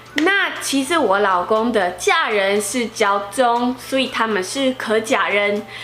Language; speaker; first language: Chinese; non-native, fluent; Portuguese